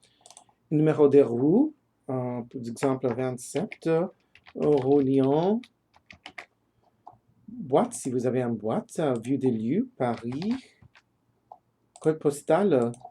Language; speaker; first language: French; non-native, learner; English